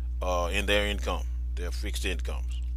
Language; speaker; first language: English; native; English